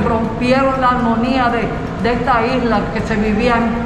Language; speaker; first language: Spanish; native; Spanish